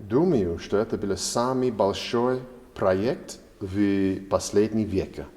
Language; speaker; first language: Russian; non-native, learner; English